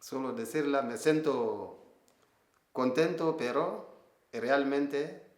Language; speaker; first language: Spanish; non-native, learner; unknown